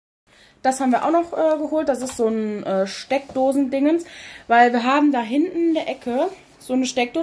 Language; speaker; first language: German; native; German